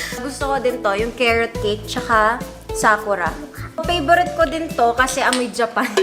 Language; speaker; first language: Filipino; native; Filipino